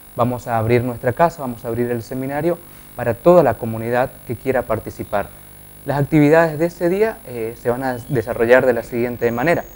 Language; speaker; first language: Spanish; native; Spanish